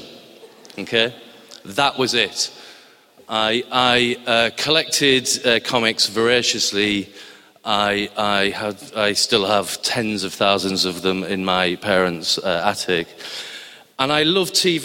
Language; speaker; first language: English; native; English